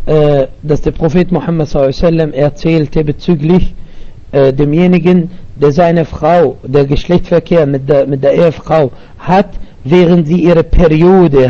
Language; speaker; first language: German; non-native, learner; Arabic